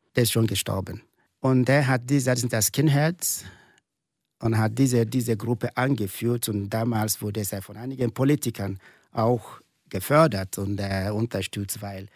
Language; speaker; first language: German; non-native, fluent; Igbo